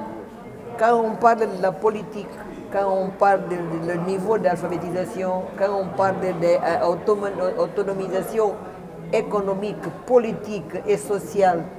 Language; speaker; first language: French; non-native, fluent; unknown